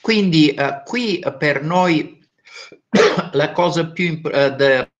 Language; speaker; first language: Italian; non-native, fluent; Bulgarian